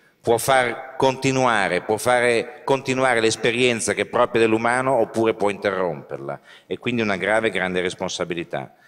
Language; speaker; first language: Italian; native; Italian